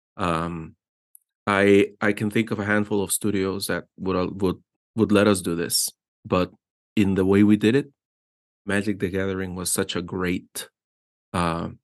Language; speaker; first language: English; non-native, fluent; Spanish